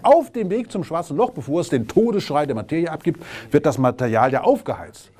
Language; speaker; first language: German; native; German